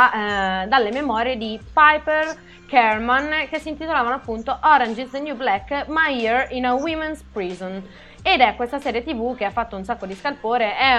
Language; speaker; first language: Italian; native; Italian